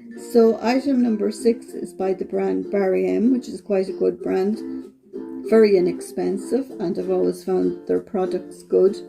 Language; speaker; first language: English; native; English